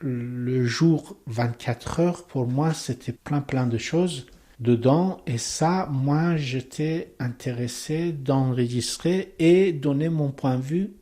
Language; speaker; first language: French; non-native, learner; Persian